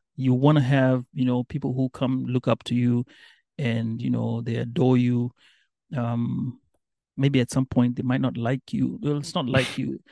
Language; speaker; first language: English; non-native, local second language; Giryama